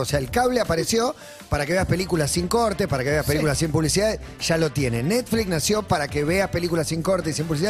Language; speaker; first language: Spanish; native; Spanish